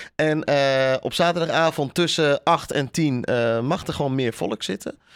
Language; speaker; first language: Dutch; native; Dutch